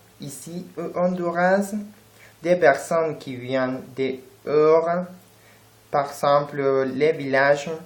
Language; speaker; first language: French; non-native, learner; Spanish